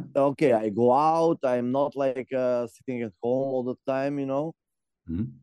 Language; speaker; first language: English; non-native, learner; Macedonian